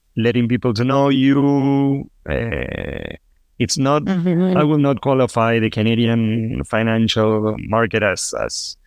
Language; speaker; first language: English; non-native, fluent; Spanish